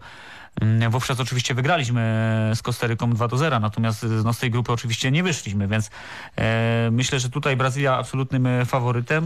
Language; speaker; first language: Polish; native; Polish